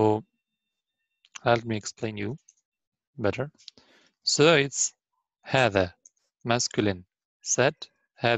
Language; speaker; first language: English; non-native, learner; Arabic